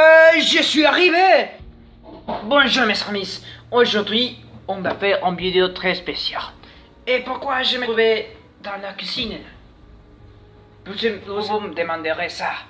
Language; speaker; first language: French; non-native, learner; Spanish